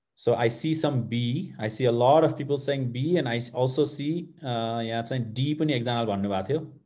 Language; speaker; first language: English; non-native, local second language; Nepali